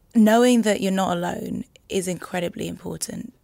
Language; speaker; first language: English; native; English